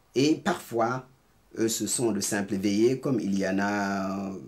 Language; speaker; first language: French; non-native, local second language; Serer